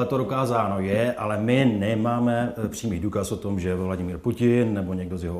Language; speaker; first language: Czech; native; Czech